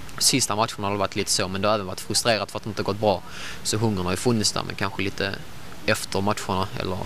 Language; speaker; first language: Swedish; native; Swedish